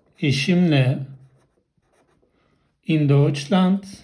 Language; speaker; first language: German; non-native, fluent; Turkish